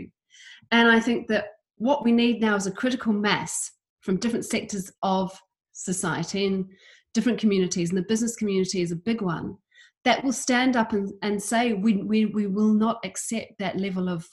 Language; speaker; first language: English; native; English